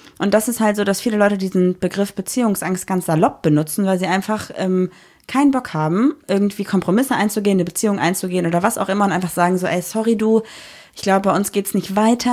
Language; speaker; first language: German; native; German